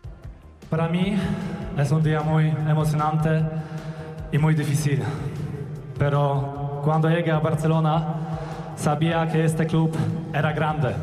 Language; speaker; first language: Spanish; non-native, fluent; Polish